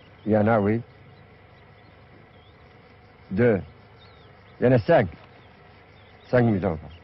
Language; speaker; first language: French; non-native, learner; Arabic